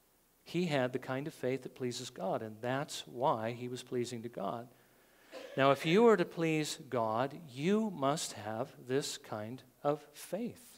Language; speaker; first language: English; native; English